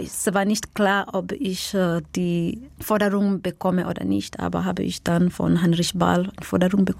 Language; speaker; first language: German; non-native, learner; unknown